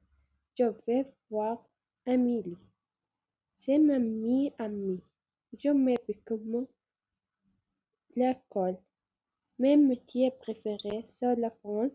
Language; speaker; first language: French; non-native, learner; Arabic